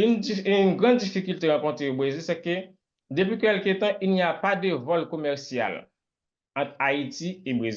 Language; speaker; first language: French; non-native, local second language; Haitian Creole